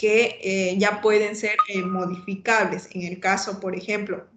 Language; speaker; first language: Spanish; native; Spanish